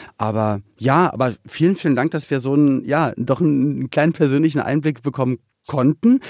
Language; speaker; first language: German; native; German